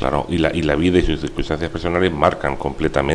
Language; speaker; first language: Spanish; native; Spanish